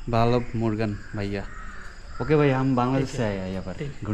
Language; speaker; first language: Hindi; non-native, learner; Bangla